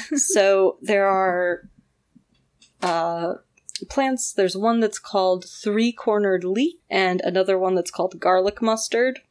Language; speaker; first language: English; native; English